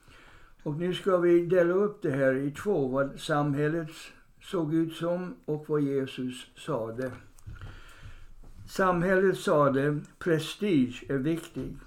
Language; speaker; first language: Swedish; non-native, fluent; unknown